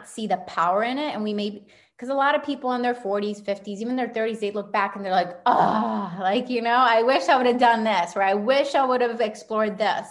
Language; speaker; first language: English; early bilingual, other home language; Spanish